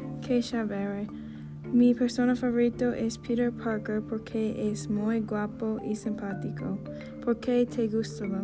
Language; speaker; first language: Spanish; non-native, learner; English